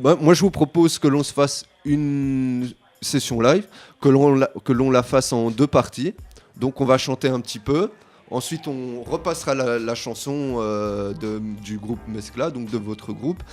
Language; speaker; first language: French; native; French